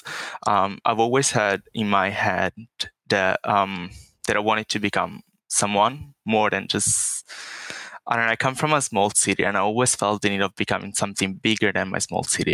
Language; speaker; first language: English; non-native, fluent; Italian